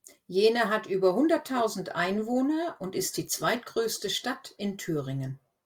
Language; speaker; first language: German; native; German